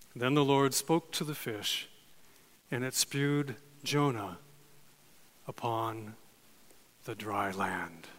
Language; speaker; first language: English; native; English